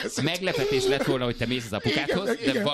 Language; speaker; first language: Hungarian; native; Hungarian